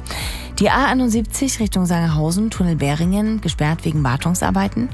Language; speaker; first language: German; native; German